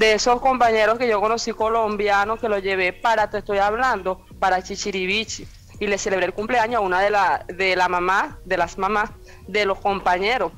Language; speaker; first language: Spanish; native; Spanish